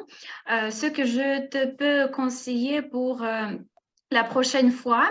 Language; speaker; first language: French; non-native, fluent; Russian